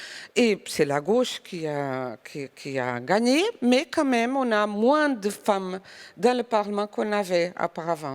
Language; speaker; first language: French; non-native, fluent; Portuguese